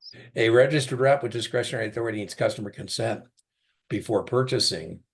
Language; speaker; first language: English; native; English